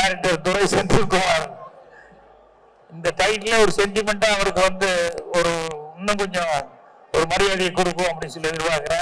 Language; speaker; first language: Tamil; native; Tamil